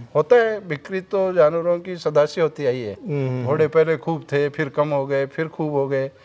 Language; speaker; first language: Hindi; native; Hindi